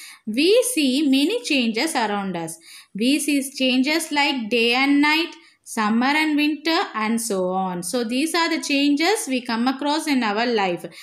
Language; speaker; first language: English; non-native, local second language; Tamil